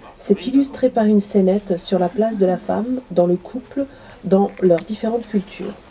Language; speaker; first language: French; native; French